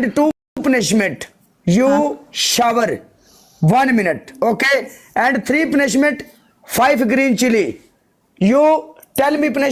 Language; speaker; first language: English; non-native, learner; Punjabi